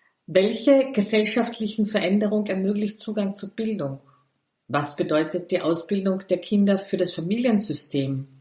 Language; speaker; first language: German; native; German